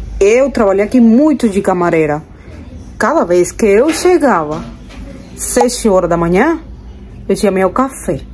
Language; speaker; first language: Portuguese; non-native, fluent; Spanish